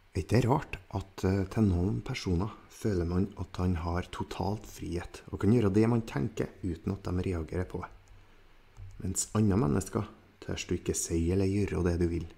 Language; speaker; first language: Norwegian; native; Norwegian